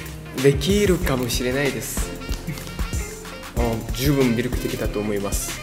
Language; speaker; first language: Japanese; non-native, fluent; Korean